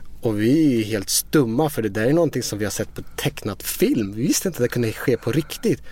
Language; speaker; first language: Swedish; early bilingual, other home language; Persian